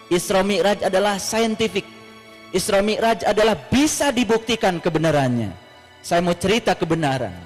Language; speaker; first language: Indonesian; native; Indonesian